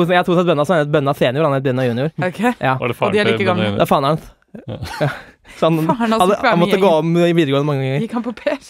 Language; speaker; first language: Norwegian; native; Norwegian